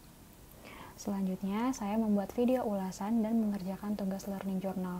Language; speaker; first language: Indonesian; native; Indonesian